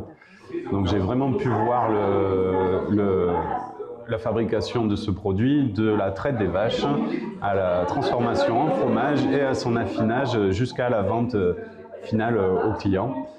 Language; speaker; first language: French; native; French